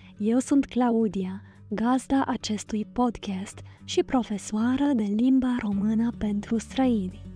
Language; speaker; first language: Romanian; native; Romanian